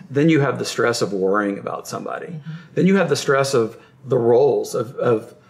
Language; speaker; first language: English; native; English